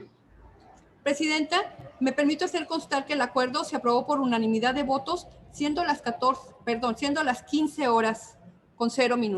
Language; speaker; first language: Spanish; native; Spanish